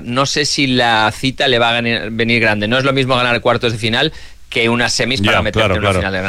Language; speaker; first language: Spanish; native; Spanish